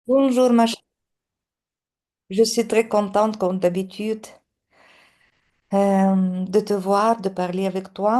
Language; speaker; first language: French; non-native, fluent; Russian